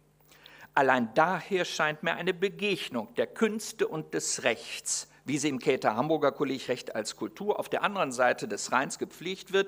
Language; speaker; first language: German; native; German